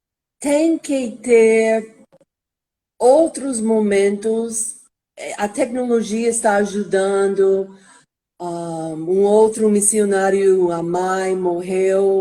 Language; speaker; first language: Portuguese; non-native, fluent; English